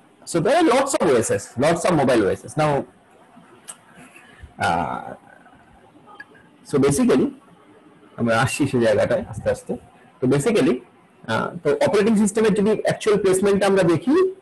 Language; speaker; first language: English; non-native, local second language; Bangla